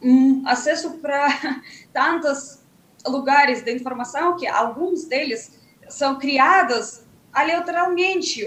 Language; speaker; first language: Portuguese; non-native, fluent; Russian